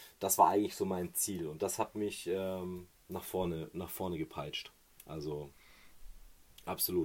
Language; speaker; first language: German; native; German